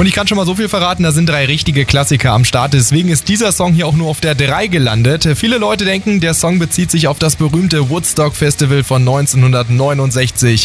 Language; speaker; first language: German; native; German